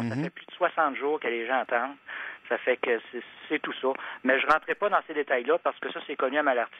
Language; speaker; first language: French; native; French